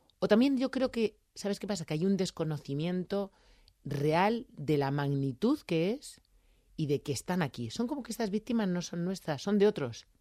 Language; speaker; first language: Spanish; native; Spanish